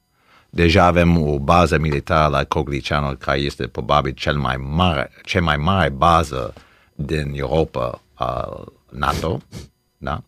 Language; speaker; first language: Romanian; early bilingual, heritage; Romanian